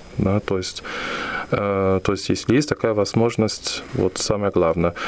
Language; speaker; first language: Russian; non-native, fluent; German